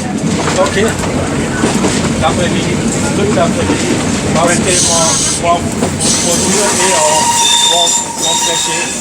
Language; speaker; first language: French; non-native, learner; German